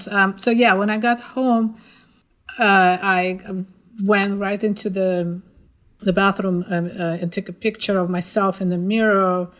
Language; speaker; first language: English; non-native, fluent; Russian